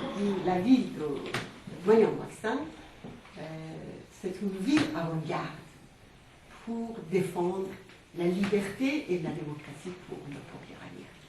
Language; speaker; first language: French; non-native, fluent; Persian